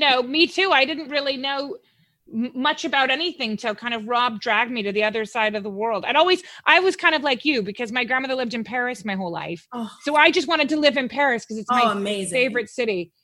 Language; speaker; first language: English; native; English